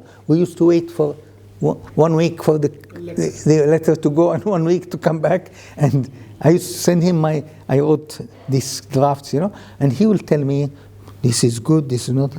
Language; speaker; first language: English; non-native, local second language; Arabic